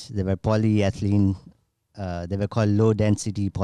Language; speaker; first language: English; non-native, local second language; Gujarati